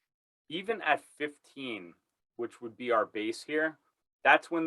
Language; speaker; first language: English; native; English